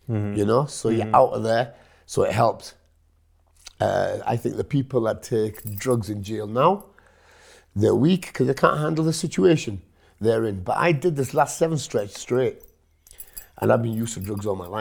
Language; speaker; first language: English; non-native, local second language; Punjabi